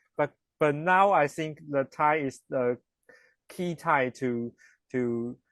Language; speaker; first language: English; non-native, learner; Chinese